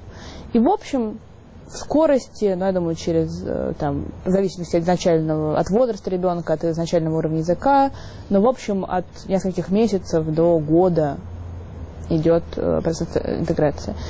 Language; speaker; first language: Russian; native; Russian